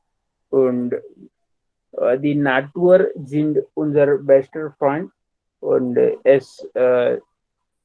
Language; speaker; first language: German; non-native, learner; Hindi